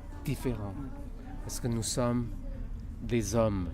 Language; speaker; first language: French; non-native, fluent; Chinese